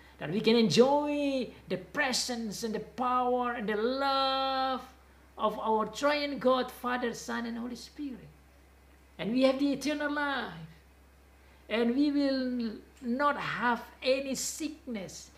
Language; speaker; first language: English; non-native, fluent; Indonesian